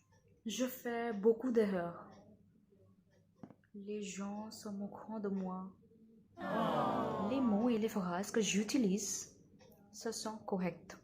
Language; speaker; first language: French; non-native, learner; Hindi